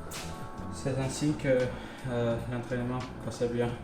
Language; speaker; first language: French; non-native, learner; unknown